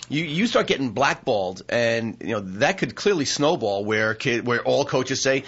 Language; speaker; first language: English; native; English